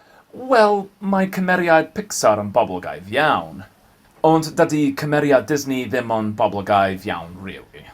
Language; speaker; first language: Welsh; non-native, learner; English